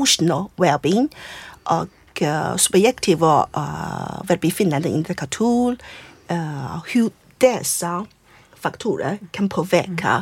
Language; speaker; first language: Swedish; non-native, fluent; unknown